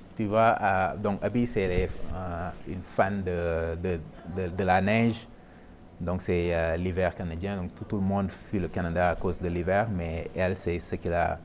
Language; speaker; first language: French; non-native, local second language; Wolof